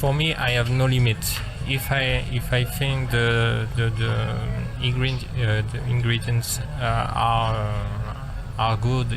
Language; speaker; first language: English; non-native, learner; French